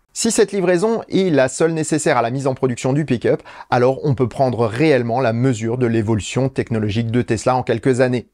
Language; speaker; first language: French; native; French